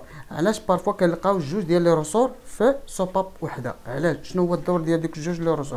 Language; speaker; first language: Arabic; native; Arabic